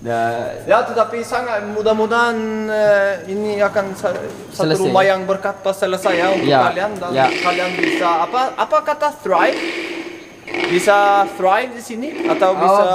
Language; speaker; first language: Indonesian; non-native, learner; Norwegian